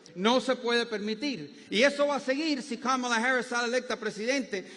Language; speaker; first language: Spanish; early bilingual, heritage; Spanish